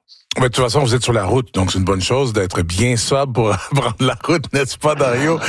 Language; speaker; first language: French; native; French